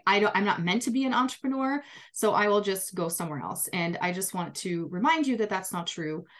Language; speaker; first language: English; non-native, fluent; Portuguese